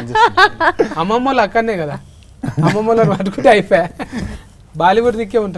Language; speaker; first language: Telugu; native; Telugu